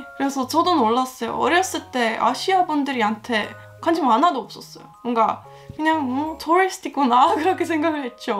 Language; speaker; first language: Korean; non-native, fluent; Estonian